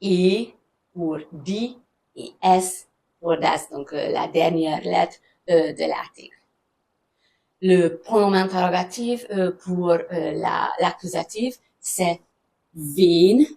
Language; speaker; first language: French; non-native, fluent; German